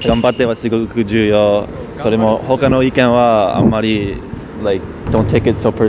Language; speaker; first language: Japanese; non-native, learner; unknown